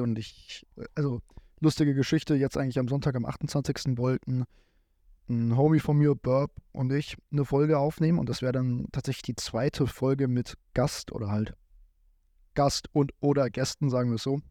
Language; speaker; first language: German; native; German